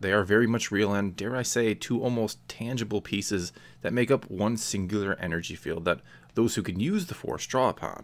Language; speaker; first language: English; native; English